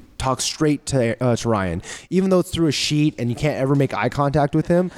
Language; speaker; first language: English; native; English